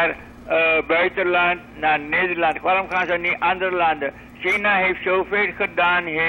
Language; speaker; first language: Dutch; non-native, local second language; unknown